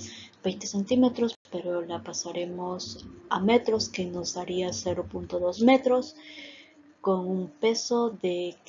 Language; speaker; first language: Spanish; native; Spanish